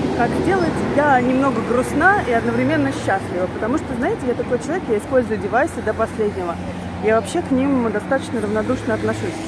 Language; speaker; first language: Russian; native; Russian